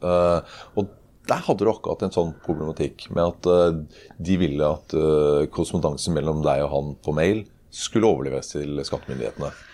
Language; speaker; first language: Norwegian; native; Norwegian